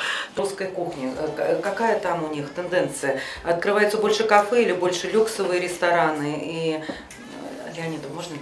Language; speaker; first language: Russian; native; Russian